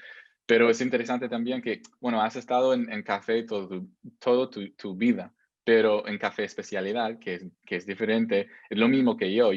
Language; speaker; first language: Spanish; non-native, fluent; English